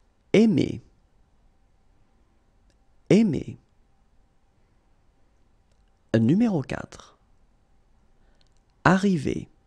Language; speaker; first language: French; native; French